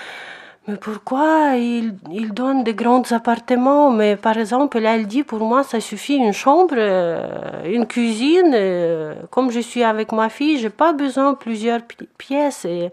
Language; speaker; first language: French; non-native, fluent; Ukrainian